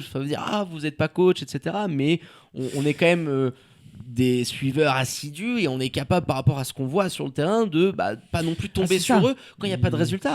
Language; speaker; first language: French; native; French